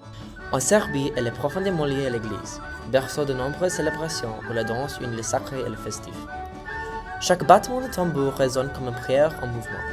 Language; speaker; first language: French; native; French